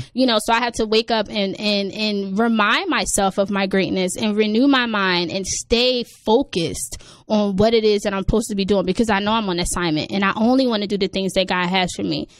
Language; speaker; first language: English; native; English